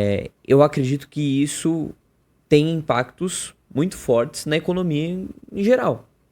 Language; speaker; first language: Portuguese; native; Portuguese